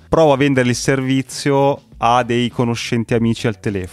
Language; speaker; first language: Italian; native; Italian